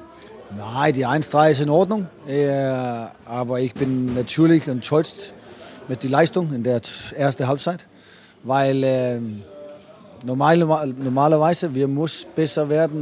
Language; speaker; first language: German; non-native, fluent; Danish